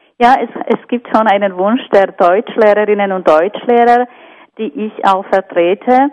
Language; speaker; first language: German; non-native, fluent; Slovak